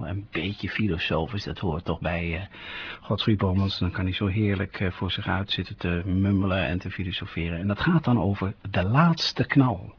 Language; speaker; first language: Dutch; native; Dutch